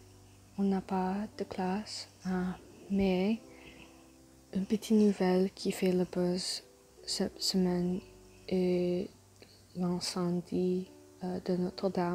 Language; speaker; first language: French; non-native, learner; English